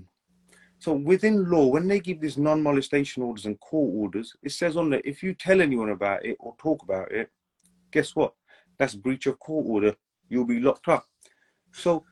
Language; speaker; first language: English; native; English